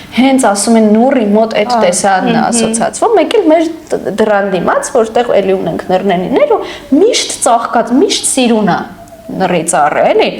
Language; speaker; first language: Armenian; native; Armenian